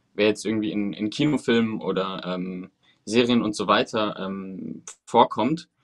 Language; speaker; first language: German; early bilingual, other home language; Spanish